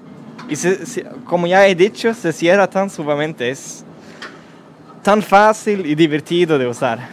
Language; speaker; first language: Spanish; non-native, learner; Swedish